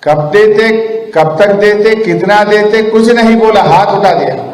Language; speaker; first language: Hindi; non-native, local second language; Telugu